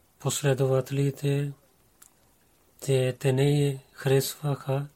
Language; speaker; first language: Bulgarian; non-native, learner; Urdu